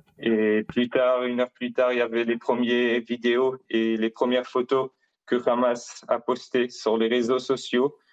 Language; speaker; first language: French; non-native, fluent; Hebrew